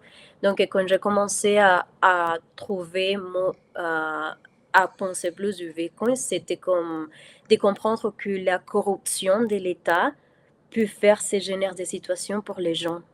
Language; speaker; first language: French; non-native, fluent; Spanish